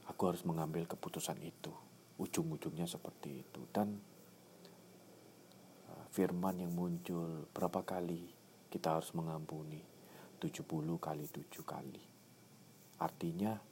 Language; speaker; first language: Indonesian; native; Indonesian